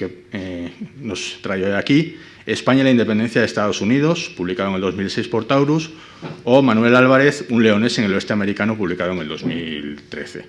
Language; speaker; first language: Spanish; native; Spanish